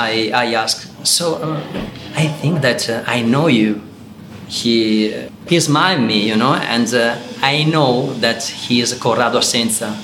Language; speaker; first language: English; non-native, learner; Italian